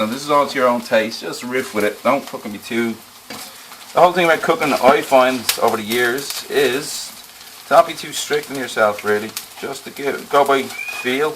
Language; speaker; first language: English; native; English